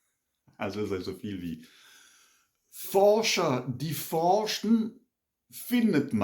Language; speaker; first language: German; non-native, fluent; French